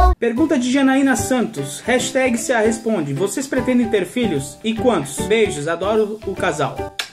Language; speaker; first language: Portuguese; native; Portuguese